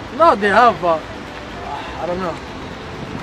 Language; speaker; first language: English; non-native, learner; Somali